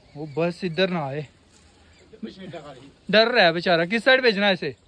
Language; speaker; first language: Hindi; native; Hindi